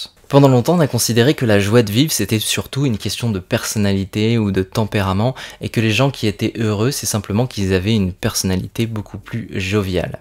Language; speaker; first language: French; native; French